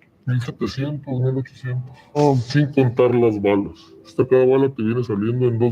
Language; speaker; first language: Spanish; native; Spanish